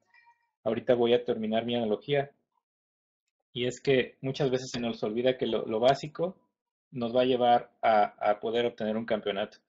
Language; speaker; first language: Spanish; native; Spanish